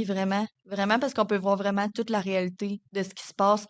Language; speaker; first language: French; native; French